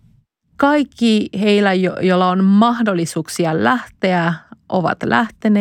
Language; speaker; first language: Finnish; non-native, fluent; Spanish